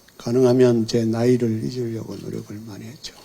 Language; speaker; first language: Korean; native; Korean